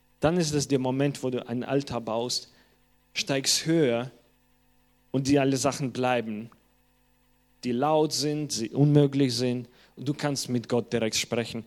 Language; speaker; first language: German; non-native, fluent; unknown